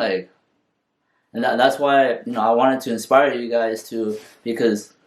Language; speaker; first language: English; native; English